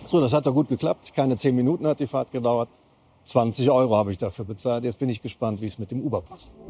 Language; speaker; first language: German; native; German